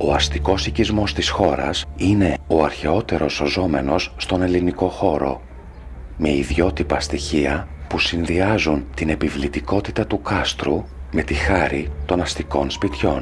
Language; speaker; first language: Greek; native; Greek